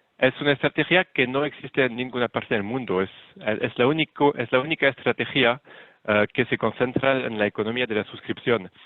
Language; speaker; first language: Spanish; non-native, fluent; French